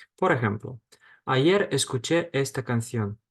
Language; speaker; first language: Spanish; non-native, fluent; Ukrainian